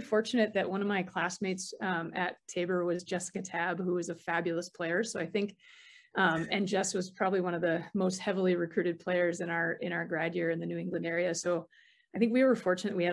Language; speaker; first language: English; native; English